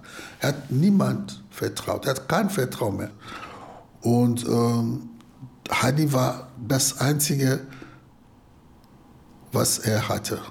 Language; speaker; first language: German; non-native, fluent; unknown